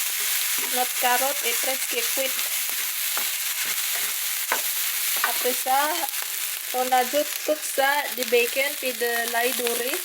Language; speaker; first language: French; non-native, learner; Filipino